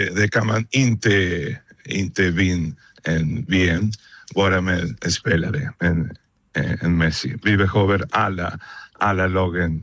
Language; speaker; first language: Swedish; non-native, fluent; Spanish